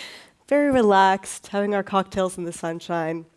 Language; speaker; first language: English; native; English